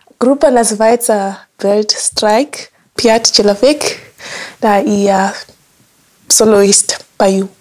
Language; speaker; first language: Russian; non-native, learner; English